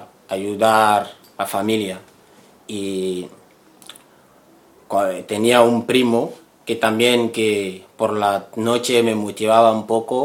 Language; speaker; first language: Spanish; non-native, learner; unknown